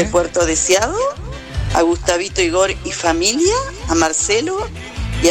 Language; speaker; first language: Spanish; native; Spanish